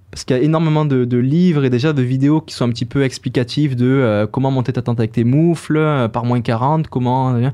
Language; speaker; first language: French; native; French